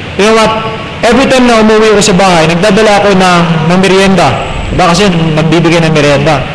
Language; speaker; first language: Filipino; non-native, local second language; Cebuano